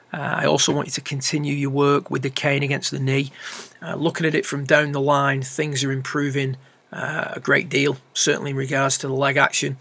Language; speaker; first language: English; native; English